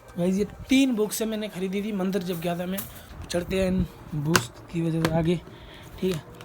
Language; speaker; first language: Urdu; non-native, local second language; Sindhi